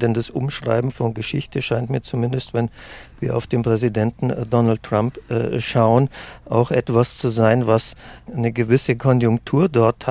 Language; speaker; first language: German; native; German